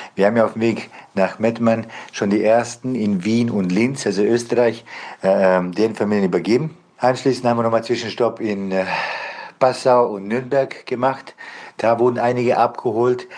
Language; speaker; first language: German; non-native, fluent; Bosnian